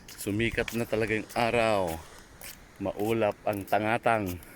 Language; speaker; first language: Filipino; non-native, local second language; Iloko